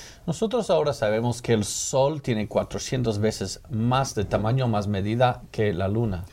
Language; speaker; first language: Spanish; non-native, fluent; English